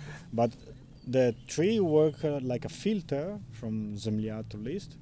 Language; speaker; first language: English; non-native, learner; Italian